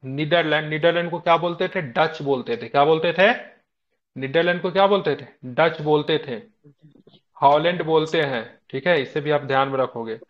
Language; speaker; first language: Hindi; native; Hindi